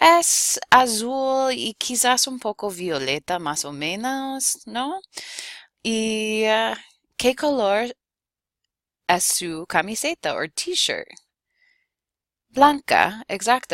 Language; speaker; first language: Spanish; non-native, fluent; English